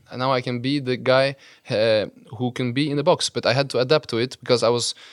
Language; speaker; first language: English; non-native, fluent; Norwegian